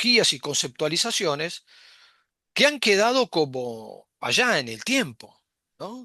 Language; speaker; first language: Spanish; native; Spanish